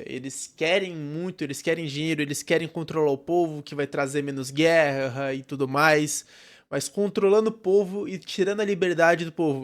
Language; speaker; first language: Portuguese; native; Portuguese